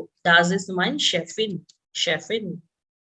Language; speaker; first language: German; non-native, fluent; Hindi